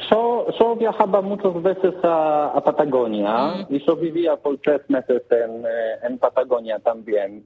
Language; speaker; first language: Spanish; non-native, learner; Polish